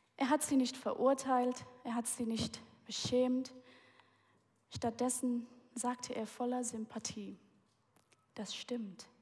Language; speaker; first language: German; early bilingual, heritage; German